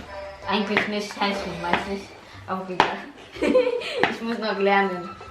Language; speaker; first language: German; early bilingual, other home language; Filipino